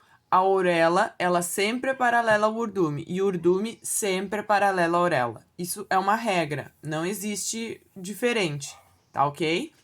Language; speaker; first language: Portuguese; native; Portuguese